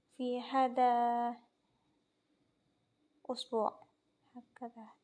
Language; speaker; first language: Arabic; non-native, learner; Indonesian